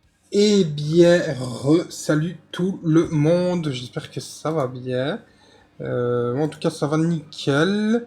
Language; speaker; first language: French; native; French